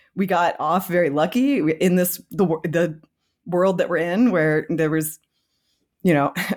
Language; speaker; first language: English; native; English